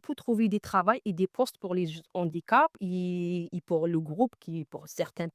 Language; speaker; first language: French; non-native, learner; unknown